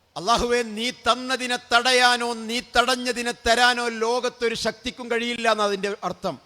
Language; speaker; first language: Malayalam; native; Malayalam